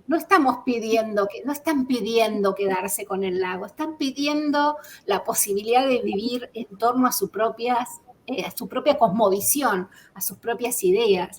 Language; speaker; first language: Spanish; native; Spanish